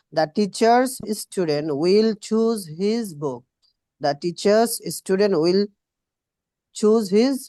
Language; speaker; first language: English; non-native, learner; Bangla